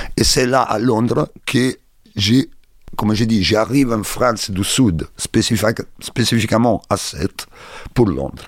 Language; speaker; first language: French; non-native, learner; Italian